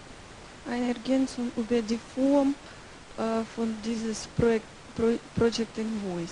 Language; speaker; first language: German; non-native, learner; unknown